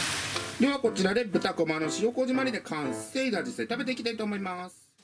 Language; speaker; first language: Japanese; native; Japanese